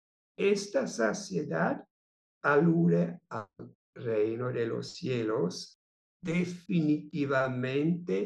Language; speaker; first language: Spanish; non-native, fluent; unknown